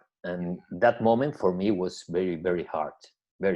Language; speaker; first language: English; non-native, learner; Spanish